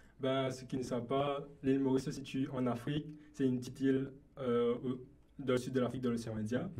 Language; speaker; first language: French; non-native, local second language; Morisyen